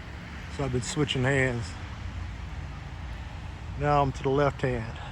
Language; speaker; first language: English; native; English